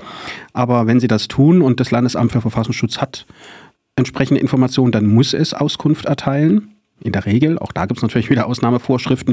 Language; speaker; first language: German; native; German